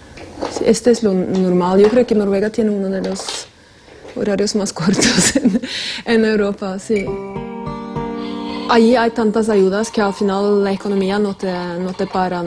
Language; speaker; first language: Spanish; non-native, fluent; Norwegian